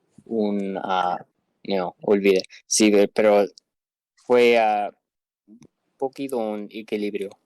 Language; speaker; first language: Spanish; non-native, learner; English